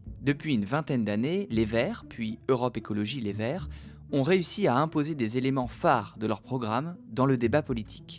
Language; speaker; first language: French; native; French